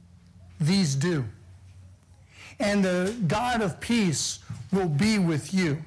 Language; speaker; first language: English; native; English